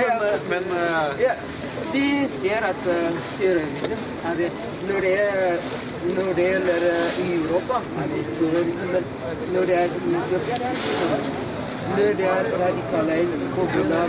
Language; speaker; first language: Norwegian; non-native, learner; Amharic